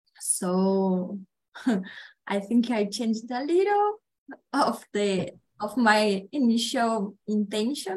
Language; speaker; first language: English; non-native, learner; Portuguese